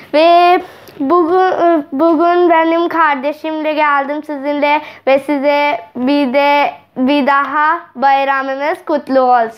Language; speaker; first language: Turkish; non-native, learner; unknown